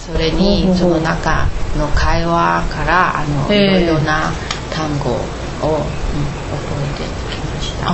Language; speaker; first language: Japanese; non-native, learner; Chinese